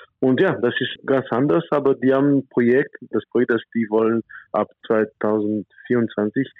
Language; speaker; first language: German; non-native, fluent; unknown